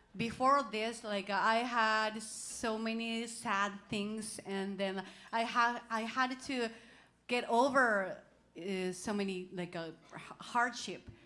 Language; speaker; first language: English; non-native, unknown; Japanese